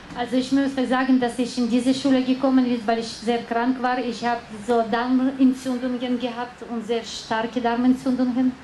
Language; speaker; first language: German; non-native, learner; Russian